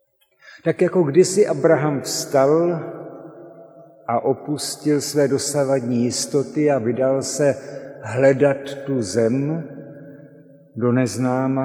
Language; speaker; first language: Czech; native; Czech